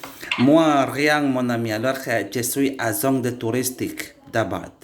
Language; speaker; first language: French; non-native, learner; Indonesian